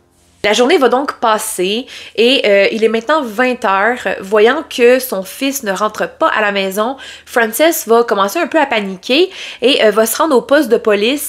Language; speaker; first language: French; native; French